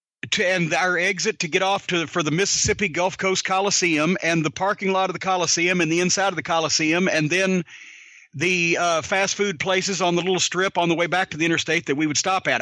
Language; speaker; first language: English; native; English